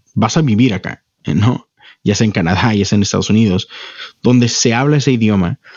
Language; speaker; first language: Spanish; native; Spanish